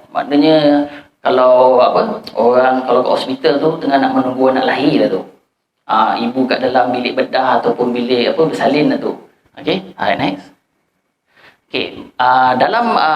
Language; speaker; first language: Malay; native; Malay